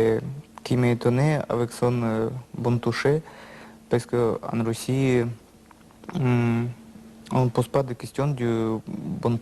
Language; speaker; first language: French; non-native, learner; Russian